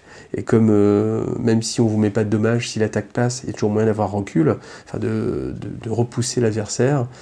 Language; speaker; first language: French; native; French